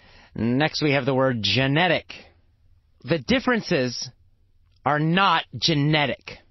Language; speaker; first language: English; native; English